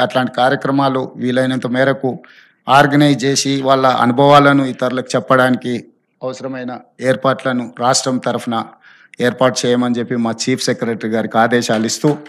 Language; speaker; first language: Telugu; native; Telugu